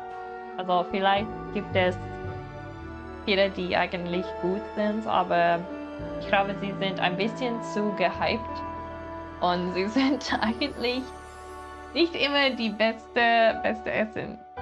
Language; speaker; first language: German; non-native, learner; English